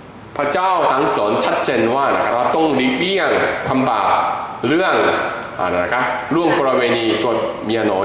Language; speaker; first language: Thai; non-native, fluent; Korean